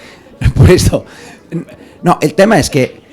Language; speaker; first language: Spanish; non-native, learner; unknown